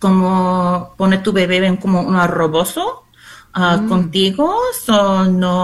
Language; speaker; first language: Spanish; non-native, learner; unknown